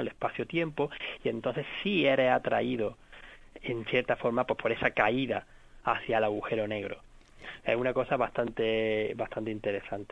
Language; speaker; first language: Spanish; native; Spanish